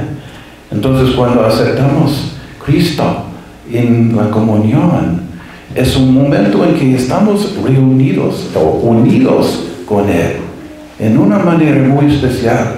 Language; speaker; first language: Spanish; non-native, fluent; English